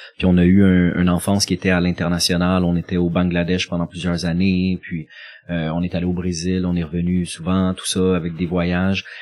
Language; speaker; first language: French; native; French